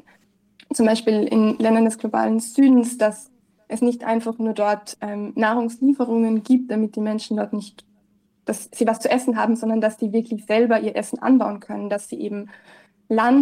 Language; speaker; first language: German; native; German